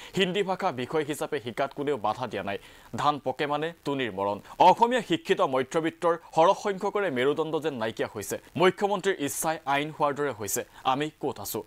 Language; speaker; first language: Assamese; native; Assamese